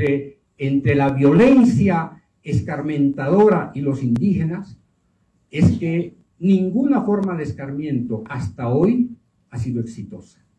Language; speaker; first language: Spanish; native; Spanish